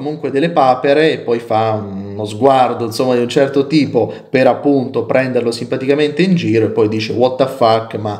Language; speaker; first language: Italian; native; Italian